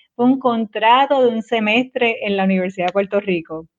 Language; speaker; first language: Spanish; native; Spanish